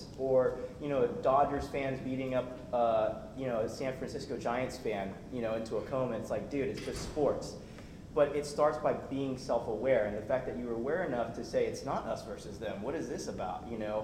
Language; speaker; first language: English; native; English